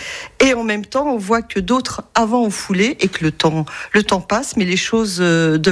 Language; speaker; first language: French; native; French